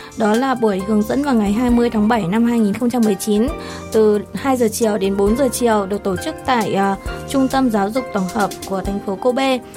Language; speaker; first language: Vietnamese; native; Vietnamese